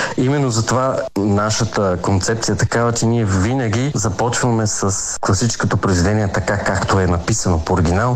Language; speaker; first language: Bulgarian; native; Bulgarian